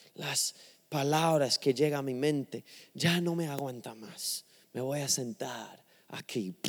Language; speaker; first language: Spanish; non-native, fluent; English